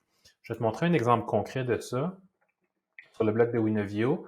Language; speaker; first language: French; native; French